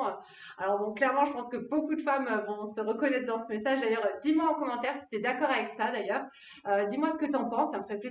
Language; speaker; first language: French; native; French